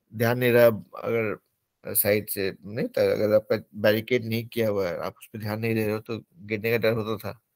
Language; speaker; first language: Hindi; native; Hindi